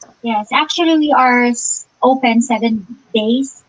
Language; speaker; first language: English; non-native, local second language; Filipino